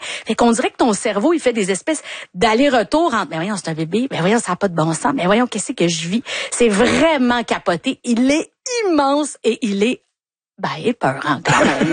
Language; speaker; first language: French; native; French